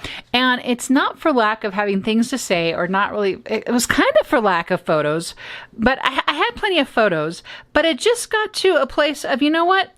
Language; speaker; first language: English; native; English